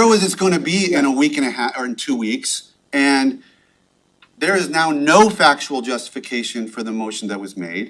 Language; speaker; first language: English; native; English